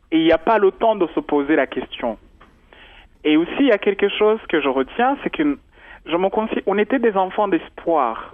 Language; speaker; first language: French; non-native, local second language; Kinyarwanda